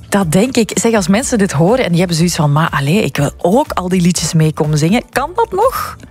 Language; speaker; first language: Dutch; native; Dutch